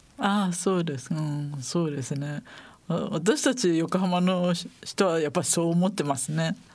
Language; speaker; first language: Japanese; native; Japanese